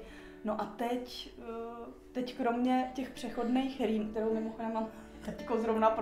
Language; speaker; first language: Czech; native; Czech